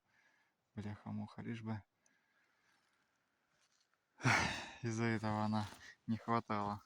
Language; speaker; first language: Russian; native; Russian